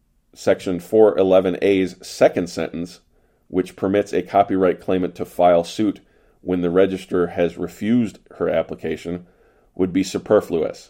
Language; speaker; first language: English; native; English